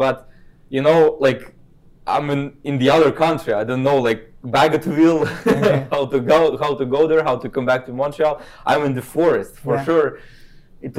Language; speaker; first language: English; non-native, fluent; Kazakh